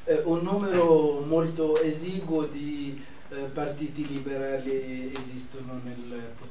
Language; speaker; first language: Italian; non-native, fluent; Arabic